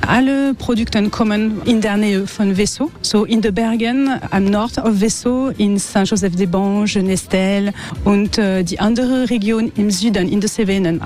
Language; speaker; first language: German; non-native, learner; French